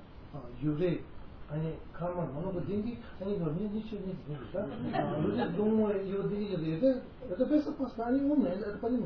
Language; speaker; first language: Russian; non-native, learner; Tibetan